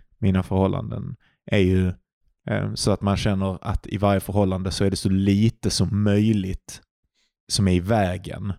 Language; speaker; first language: Swedish; native; Swedish